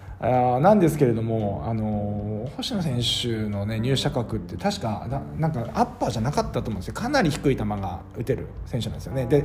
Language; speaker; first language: Japanese; native; Japanese